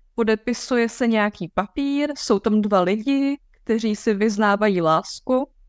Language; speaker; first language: Czech; native; Czech